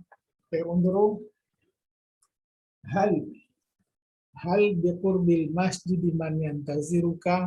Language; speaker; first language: Arabic; non-native, fluent; Indonesian